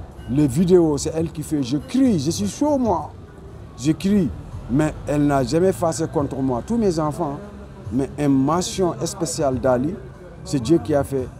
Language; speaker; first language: French; non-native, learner; Soninke